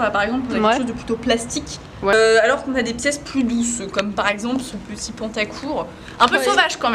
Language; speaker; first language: French; native; French